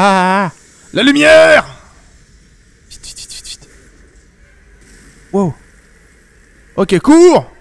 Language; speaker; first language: French; native; French